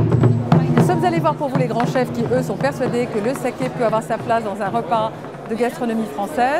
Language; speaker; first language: French; native; French